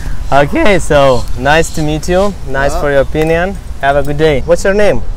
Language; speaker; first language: English; non-native, learner; Lithuanian